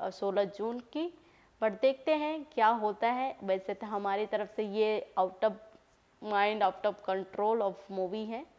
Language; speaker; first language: Hindi; native; Hindi